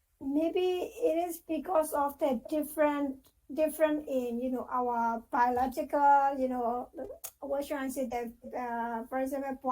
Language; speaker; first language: English; non-native, fluent; Burmese